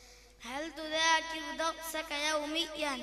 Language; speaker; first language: Arabic; non-native, learner; Urdu